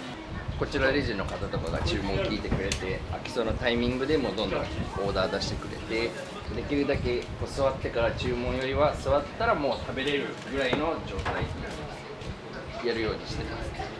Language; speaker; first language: Japanese; native; Japanese